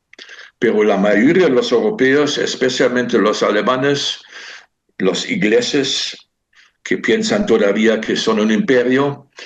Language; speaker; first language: Spanish; non-native, fluent; German